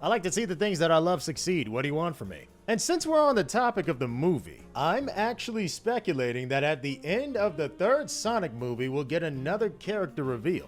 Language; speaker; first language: English; native; English